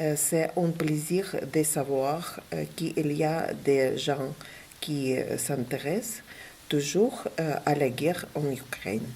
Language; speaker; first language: French; non-native, fluent; Ukrainian